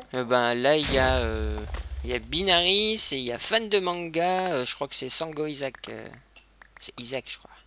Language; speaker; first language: French; native; French